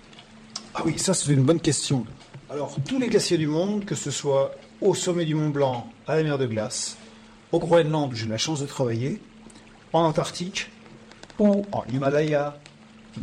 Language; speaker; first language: French; native; French